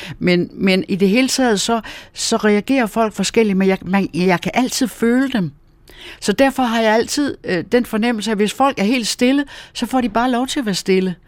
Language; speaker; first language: Danish; native; Danish